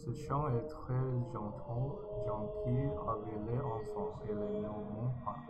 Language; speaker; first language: French; non-native, learner; Chinese